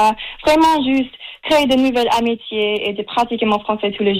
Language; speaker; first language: French; non-native, local second language; English